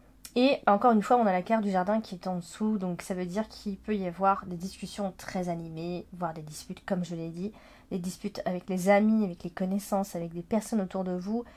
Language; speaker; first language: French; native; French